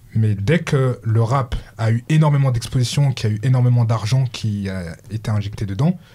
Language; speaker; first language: French; native; French